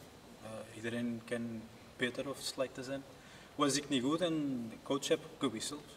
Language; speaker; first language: Dutch; non-native, learner; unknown